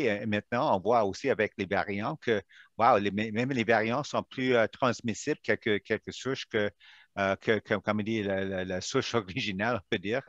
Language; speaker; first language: French; non-native, local second language; English